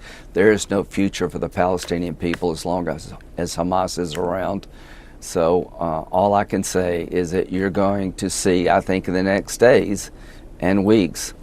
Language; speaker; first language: English; native; English